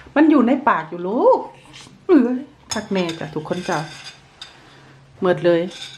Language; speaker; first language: Thai; native; Thai